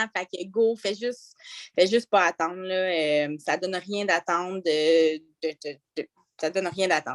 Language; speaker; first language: French; native; French